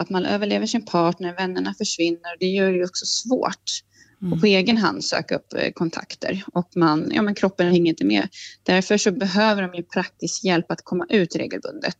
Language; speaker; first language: Swedish; native; Swedish